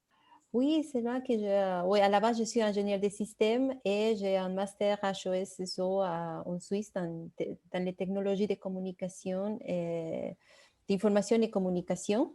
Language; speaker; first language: French; non-native, fluent; Spanish